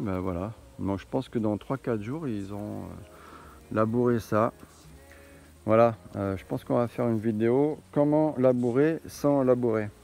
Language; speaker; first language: French; native; French